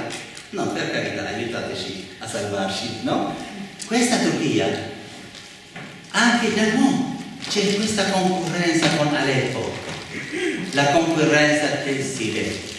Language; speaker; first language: Italian; non-native, fluent; Arabic